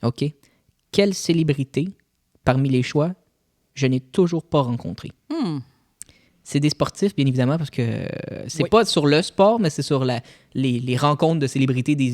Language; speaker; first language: French; native; French